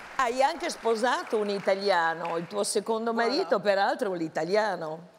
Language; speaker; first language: Italian; native; Italian